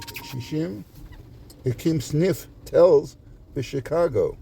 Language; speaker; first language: Hebrew; non-native, fluent; English